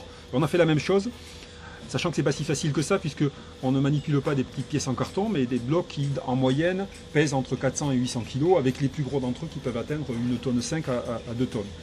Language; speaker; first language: French; native; French